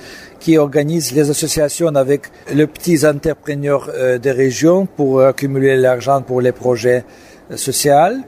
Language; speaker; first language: French; non-native, fluent; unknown